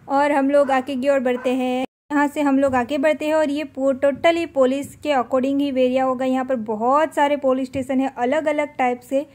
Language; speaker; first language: Hindi; non-native, local second language; Gujarati